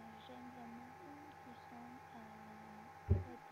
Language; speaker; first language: French; non-native, learner; Persian